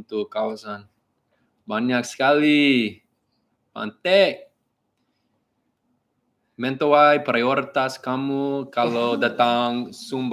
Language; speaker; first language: Indonesian; non-native, learner; English